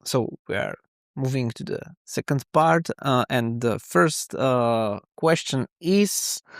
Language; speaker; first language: English; non-native, learner; Slovak